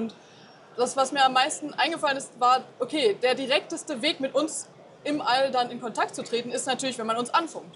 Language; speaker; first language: German; native; German